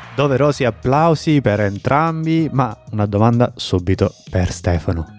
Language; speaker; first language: Italian; native; Italian